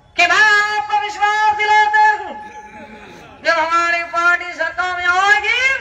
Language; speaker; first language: Hindi; non-native, local second language; Marathi